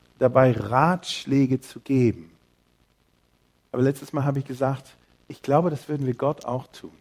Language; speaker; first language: German; early bilingual, heritage; English